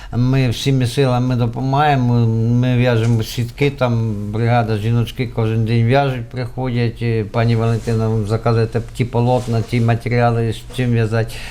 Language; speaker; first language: Ukrainian; native; Ukrainian